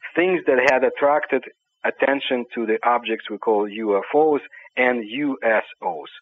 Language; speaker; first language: English; non-native, fluent; Ukrainian